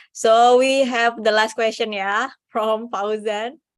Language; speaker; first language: English; non-native, fluent; Indonesian